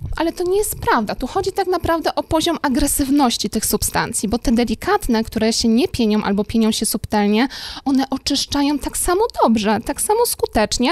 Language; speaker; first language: Polish; native; Polish